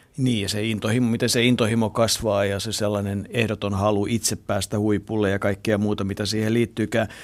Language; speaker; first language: Finnish; native; Finnish